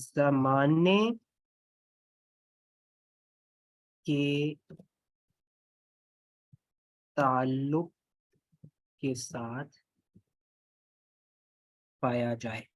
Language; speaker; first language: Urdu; non-native, local second language; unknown